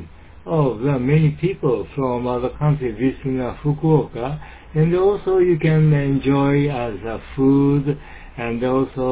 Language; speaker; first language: English; non-native, learner; Japanese